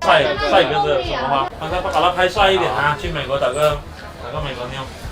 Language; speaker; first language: Chinese; native; Chinese